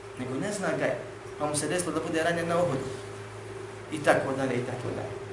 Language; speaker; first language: Bosnian; native; Bosnian